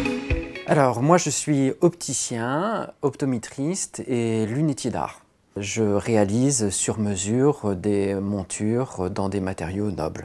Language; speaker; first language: French; native; French